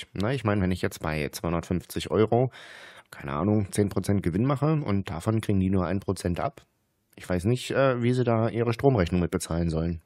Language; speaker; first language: German; native; German